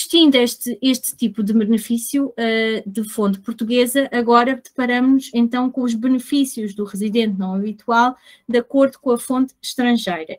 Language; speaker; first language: Portuguese; native; Portuguese